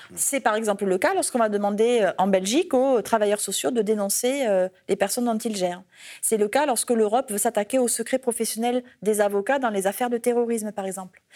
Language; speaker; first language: French; native; French